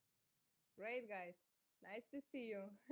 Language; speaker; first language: English; non-native, fluent; Russian